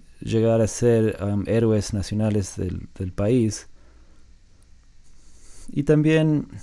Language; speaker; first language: Spanish; non-native, fluent; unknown